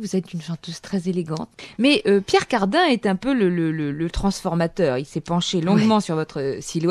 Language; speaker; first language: French; native; French